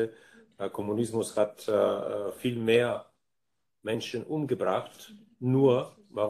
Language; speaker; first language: German; non-native, fluent; Bulgarian